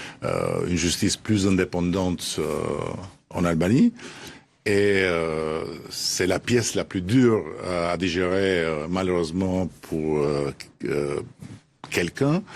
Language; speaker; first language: French; non-native, fluent; Albanian